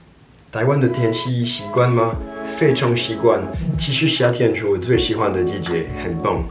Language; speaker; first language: Chinese; non-native, fluent; French